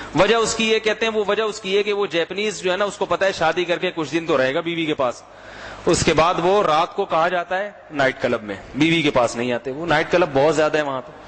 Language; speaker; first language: Urdu; native; Urdu